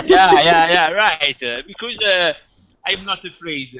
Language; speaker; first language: English; non-native, fluent; Italian